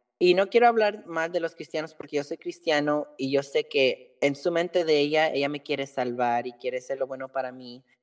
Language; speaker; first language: Spanish; early bilingual, heritage; Spanish